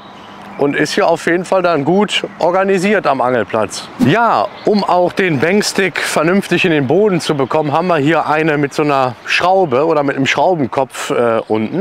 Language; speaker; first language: German; native; German